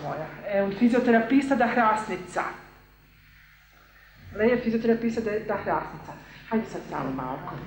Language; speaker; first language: Italian; non-native, fluent; Bosnian